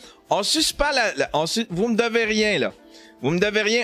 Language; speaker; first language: French; native; French